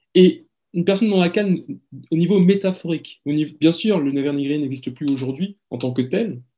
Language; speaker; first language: French; native; French